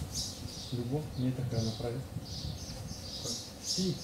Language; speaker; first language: Bulgarian; non-native, learner; Russian